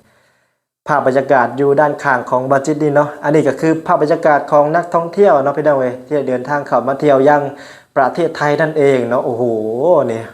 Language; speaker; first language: Thai; non-native, local second language; Lao